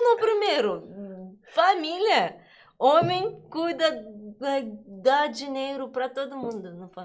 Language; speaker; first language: Portuguese; non-native, learner; Russian